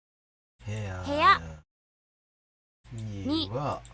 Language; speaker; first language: Japanese; non-native, fluent; English